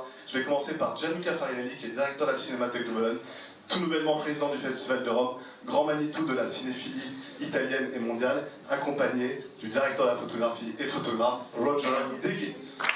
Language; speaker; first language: French; native; French